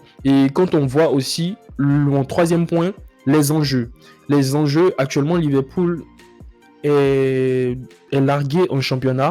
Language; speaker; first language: French; native; French